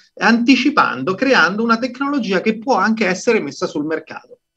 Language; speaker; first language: Italian; native; Italian